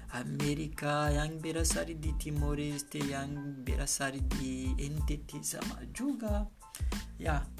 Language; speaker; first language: Indonesian; non-native, learner; Kinyarwanda